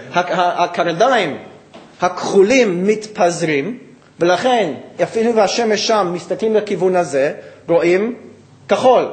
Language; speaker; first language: Hebrew; non-native, fluent; English